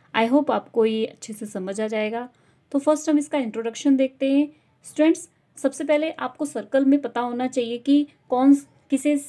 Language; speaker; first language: Hindi; native; Hindi